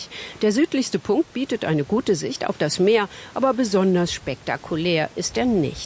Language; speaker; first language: German; native; German